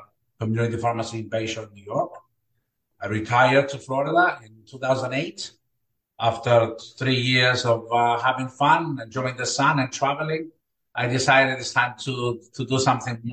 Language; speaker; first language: English; non-native, fluent; Greek